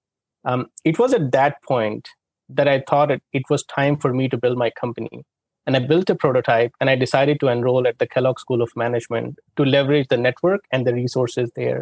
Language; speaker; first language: English; non-native, local second language; Hindi